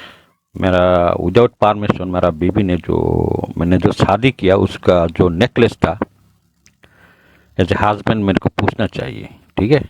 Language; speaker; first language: Hindi; non-native, learner; Bangla